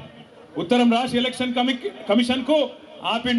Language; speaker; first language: Telugu; native; Telugu